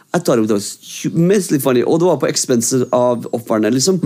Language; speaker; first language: Norwegian; early bilingual, other home language; Kurdish